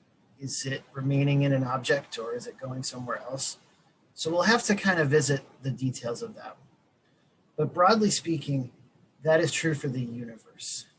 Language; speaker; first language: English; native; English